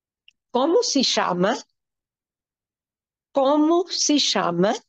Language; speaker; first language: Portuguese; non-native, fluent; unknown